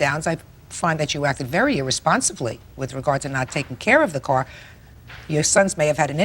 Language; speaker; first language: English; native; English